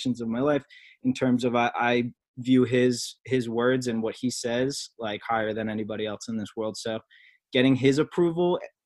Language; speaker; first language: English; native; English